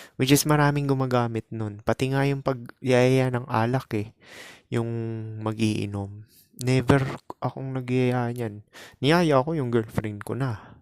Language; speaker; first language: Filipino; native; Filipino